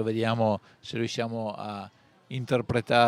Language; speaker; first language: Italian; native; Italian